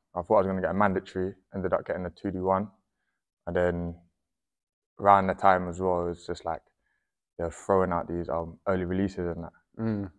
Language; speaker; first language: English; native; English